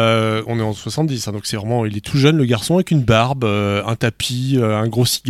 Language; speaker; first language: French; native; French